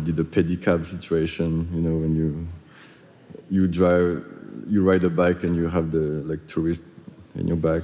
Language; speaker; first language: English; non-native, fluent; French